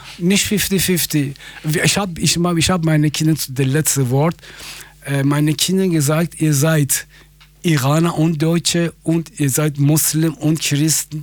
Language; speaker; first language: German; non-native, fluent; Persian